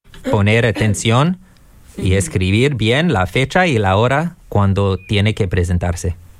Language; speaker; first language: Spanish; non-native, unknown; English